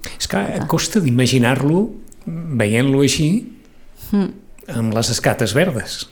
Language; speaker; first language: Catalan; native; Catalan